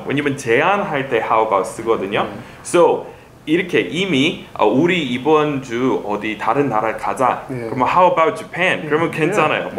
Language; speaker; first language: Korean; non-native, fluent; English